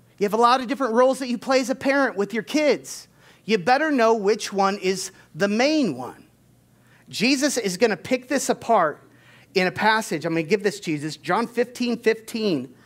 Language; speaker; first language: English; native; English